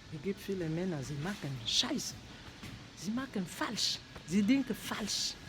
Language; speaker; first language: German; non-native, learner; French